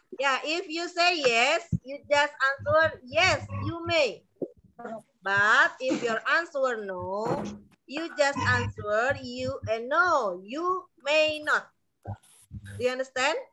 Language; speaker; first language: English; non-native, learner; Indonesian